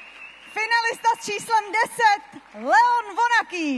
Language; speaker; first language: Czech; native; Czech